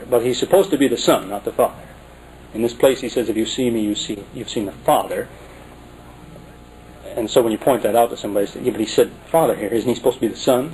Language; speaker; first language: English; native; English